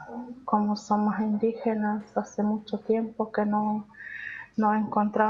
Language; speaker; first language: Spanish; non-native, local second language; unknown